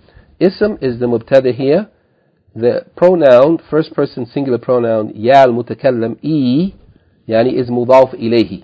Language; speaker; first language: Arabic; non-native, fluent; English